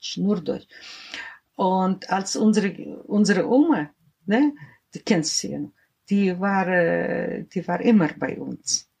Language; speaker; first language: German; early bilingual, heritage; German